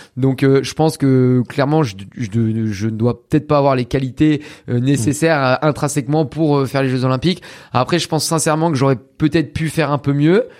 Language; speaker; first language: French; native; French